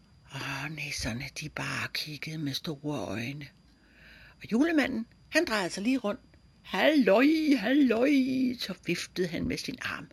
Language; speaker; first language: Danish; native; Danish